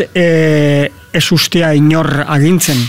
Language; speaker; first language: Basque; native; Basque